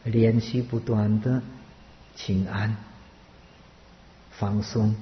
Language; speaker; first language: Chinese; non-native, fluent; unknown